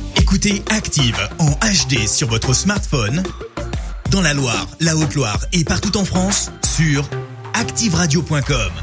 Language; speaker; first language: French; native; French